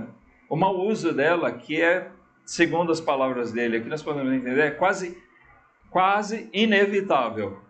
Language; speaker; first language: Portuguese; native; Portuguese